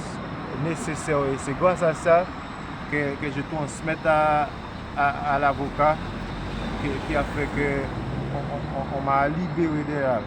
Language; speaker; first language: French; non-native, local second language; Haitian Creole